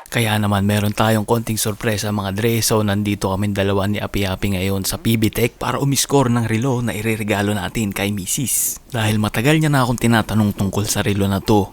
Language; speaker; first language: Filipino; native; Filipino